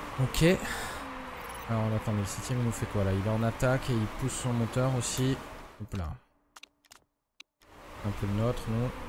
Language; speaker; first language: French; native; French